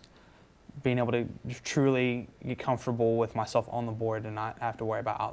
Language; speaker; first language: English; native; English